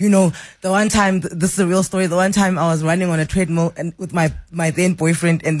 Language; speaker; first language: English; non-native, local second language; Xhosa